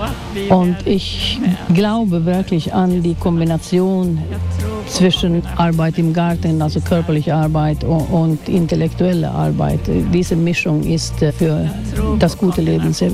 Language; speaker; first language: German; non-native, fluent; Swedish